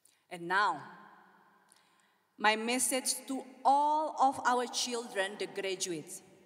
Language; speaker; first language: English; non-native, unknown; Indonesian